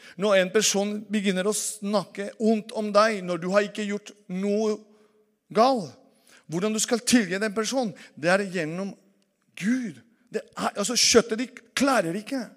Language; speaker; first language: Norwegian; non-native, fluent; Spanish